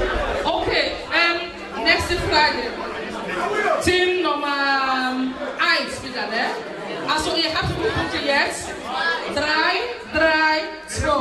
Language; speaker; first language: German; non-native, fluent; Igbo